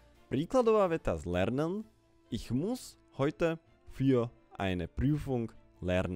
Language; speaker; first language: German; non-native, fluent; Slovak